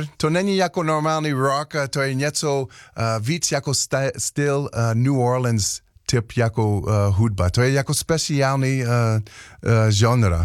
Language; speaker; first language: Czech; non-native, learner; English